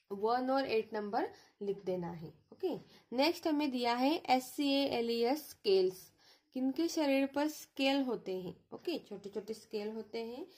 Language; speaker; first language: Hindi; non-native, local second language; Marathi